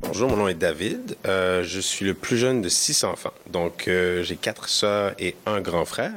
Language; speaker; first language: French; early bilingual, other home language; Kinyarwanda